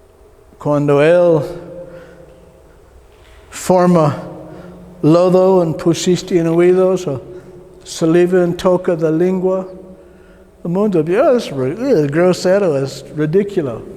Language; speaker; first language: Spanish; non-native, learner; English